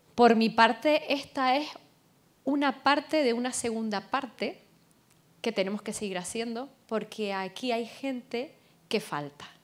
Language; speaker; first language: Spanish; native; Spanish